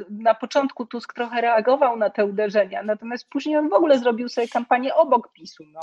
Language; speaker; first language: Polish; native; Polish